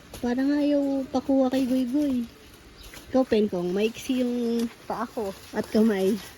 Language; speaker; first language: Filipino; non-native, local second language; Pampanga